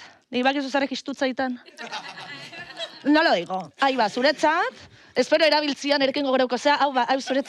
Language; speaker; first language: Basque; native; Basque